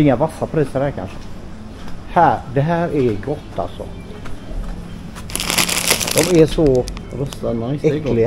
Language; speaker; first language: Swedish; native; Swedish